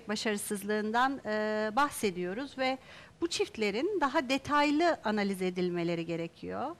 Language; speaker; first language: Turkish; native; Turkish